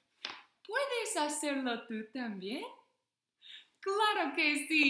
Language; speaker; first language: Spanish; non-native, fluent; English